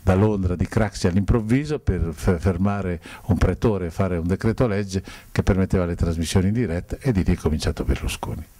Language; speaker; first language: Italian; native; Italian